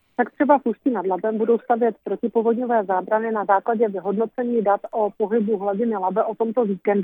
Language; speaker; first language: Czech; native; Czech